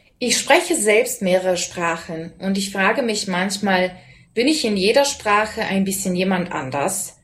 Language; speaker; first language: German; non-native, fluent; Serbian